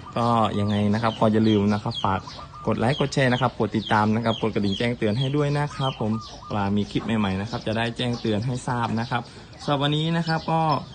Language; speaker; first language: Thai; native; Thai